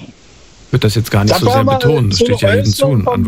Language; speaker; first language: German; native; German